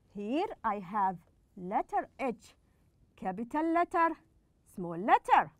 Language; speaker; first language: English; non-native, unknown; Arabic